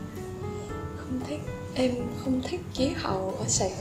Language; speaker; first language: Vietnamese; non-native, fluent; Japanese